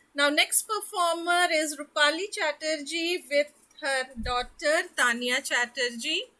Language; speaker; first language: English; non-native, local second language; Hindi